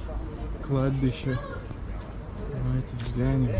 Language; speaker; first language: Russian; non-native, local second language; Chechen